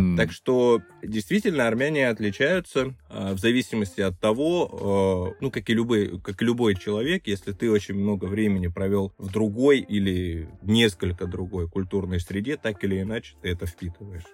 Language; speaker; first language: Russian; native; Russian